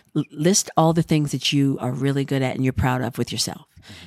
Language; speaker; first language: English; native; English